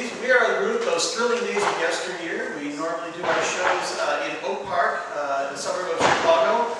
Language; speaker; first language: English; native; English